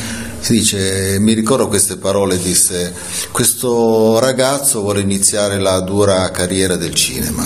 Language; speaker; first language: Italian; native; Italian